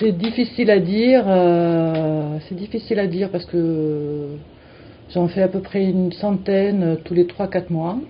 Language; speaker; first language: French; native; French